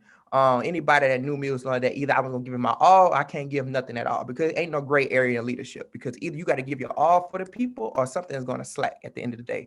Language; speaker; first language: English; native; English